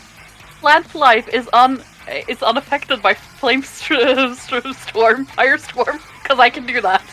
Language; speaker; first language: English; non-native, fluent; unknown